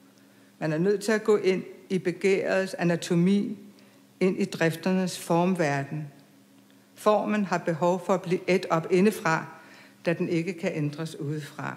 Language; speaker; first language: Danish; native; Danish